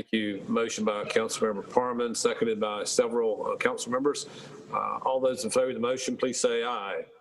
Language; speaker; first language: English; native; English